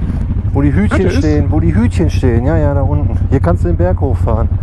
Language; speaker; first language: German; native; German